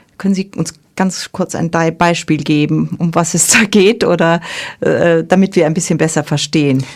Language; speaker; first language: German; native; German